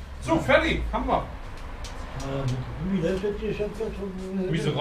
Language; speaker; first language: German; native; German